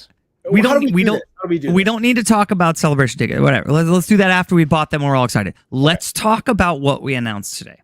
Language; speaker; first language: English; native; English